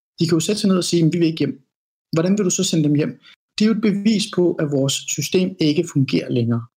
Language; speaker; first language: Danish; early bilingual, other home language; Persian